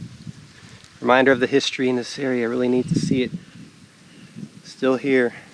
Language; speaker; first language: English; native; English